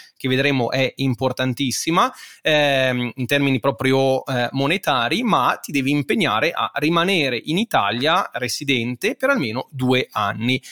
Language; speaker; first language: Italian; native; Italian